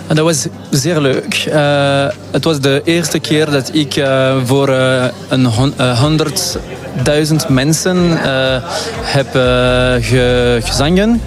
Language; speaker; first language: Dutch; non-native, local second language; French